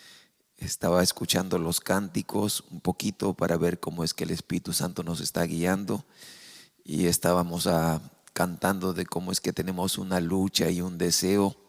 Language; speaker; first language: Spanish; native; Spanish